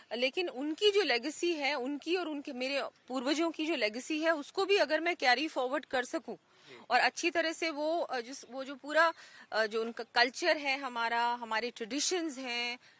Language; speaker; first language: Hindi; native; Hindi